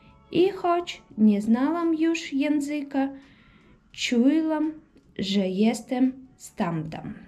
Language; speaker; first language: Polish; early bilingual, heritage; Polish